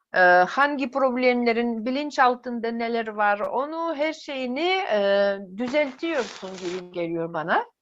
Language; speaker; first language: Turkish; non-native, fluent; Yakut